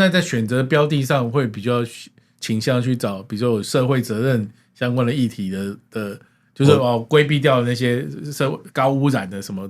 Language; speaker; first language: Chinese; native; Chinese